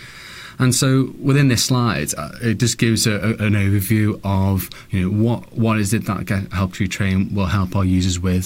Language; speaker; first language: English; native; English